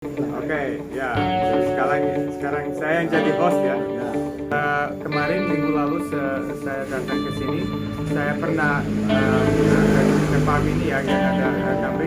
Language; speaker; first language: Indonesian; non-native, fluent; Serbian